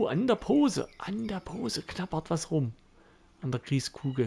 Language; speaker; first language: German; native; German